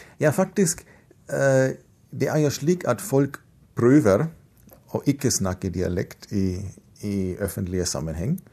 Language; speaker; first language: Norwegian; non-native, fluent; German